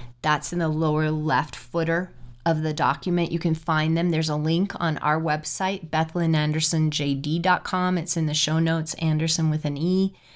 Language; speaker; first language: English; native; English